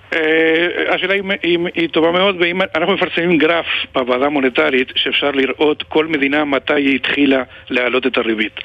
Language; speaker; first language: Hebrew; non-native, fluent; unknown